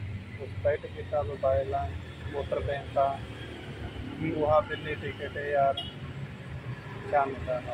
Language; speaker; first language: Filipino; non-native, learner; Punjabi